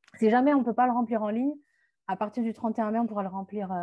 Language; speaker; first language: French; native; French